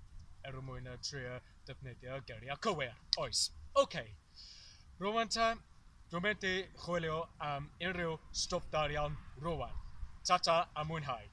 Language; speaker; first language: Welsh; non-native, learner; English